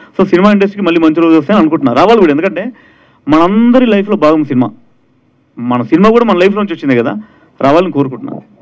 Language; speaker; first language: Telugu; native; Telugu